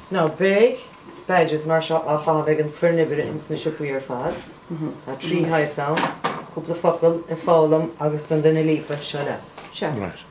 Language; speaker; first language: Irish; native; Irish